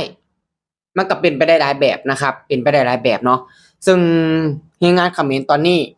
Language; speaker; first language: Thai; non-native, local second language; Lao